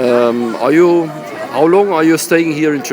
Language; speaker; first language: English; non-native, learner; German